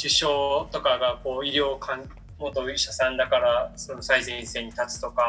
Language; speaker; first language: Japanese; native; Japanese